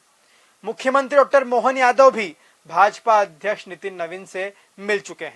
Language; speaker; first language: Hindi; native; Hindi